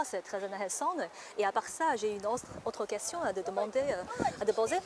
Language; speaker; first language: French; non-native, fluent; Chinese